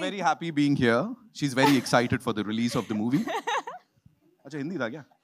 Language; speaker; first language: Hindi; native; Hindi